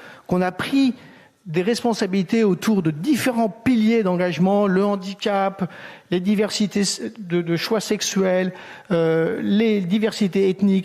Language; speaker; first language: French; native; French